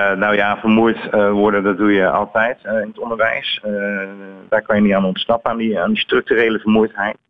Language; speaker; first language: Dutch; native; Dutch